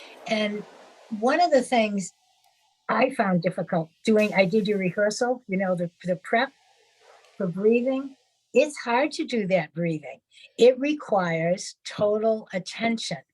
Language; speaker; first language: English; native; English